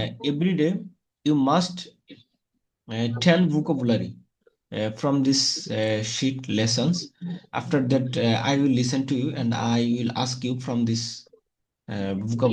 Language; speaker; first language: English; non-native, fluent; Bangla